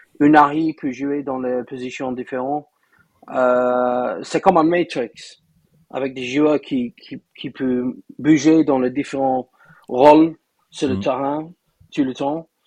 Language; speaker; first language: French; non-native, fluent; English